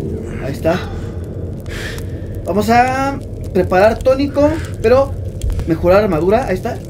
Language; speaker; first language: Spanish; native; Spanish